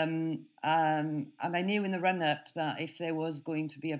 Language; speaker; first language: English; native; English